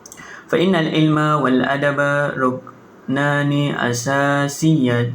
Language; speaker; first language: Arabic; non-native, learner; Malay